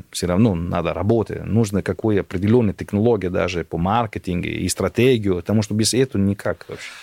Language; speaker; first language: Russian; non-native, fluent; Italian